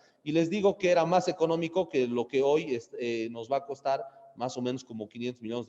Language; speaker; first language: Spanish; native; Spanish